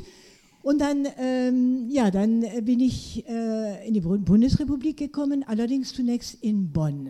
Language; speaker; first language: German; non-native, fluent; French